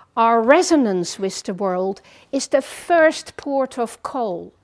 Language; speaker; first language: English; non-native, fluent; Dutch